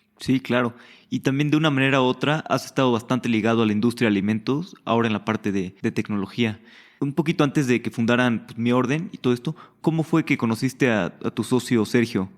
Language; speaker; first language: Spanish; native; Spanish